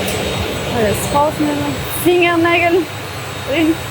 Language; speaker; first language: German; non-native, fluent; French